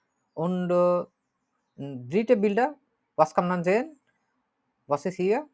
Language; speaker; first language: German; non-native, learner; Bangla